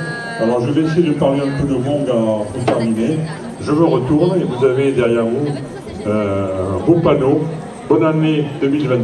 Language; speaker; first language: French; native; French